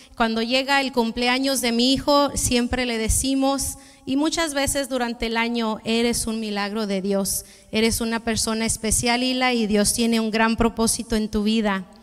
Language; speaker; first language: Spanish; early bilingual, heritage; Spanish